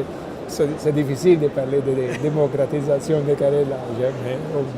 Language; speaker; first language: French; non-native, fluent; Italian